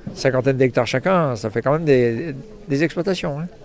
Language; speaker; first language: French; native; French